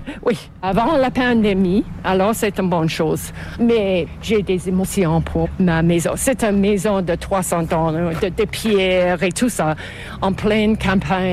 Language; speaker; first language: French; non-native, fluent; English